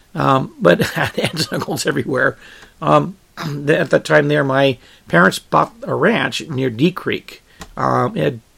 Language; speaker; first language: English; native; English